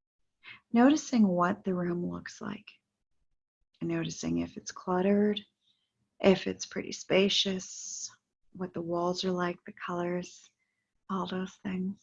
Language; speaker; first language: English; native; English